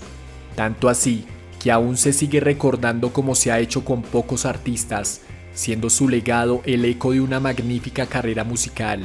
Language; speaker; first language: Spanish; native; Spanish